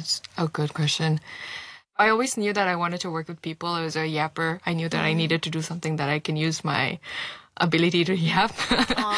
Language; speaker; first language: English; non-native, local second language; Bangla